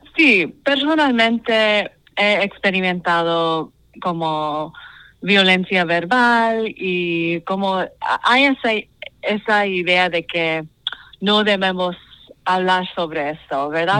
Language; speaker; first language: Spanish; non-native, fluent; English